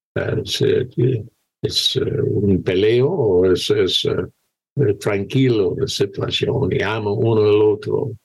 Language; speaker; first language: Spanish; non-native, fluent; English